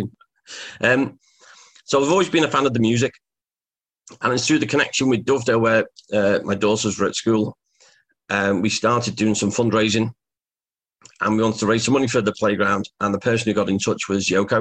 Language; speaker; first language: English; native; English